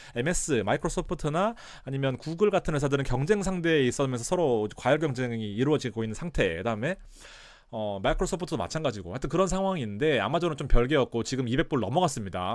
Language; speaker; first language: Korean; native; Korean